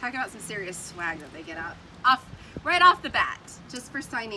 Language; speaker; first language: English; native; English